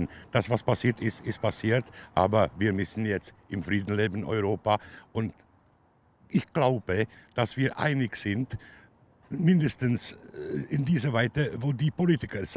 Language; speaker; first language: German; non-native, fluent; Czech